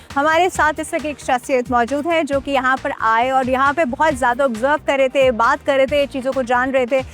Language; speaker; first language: Urdu; native; Urdu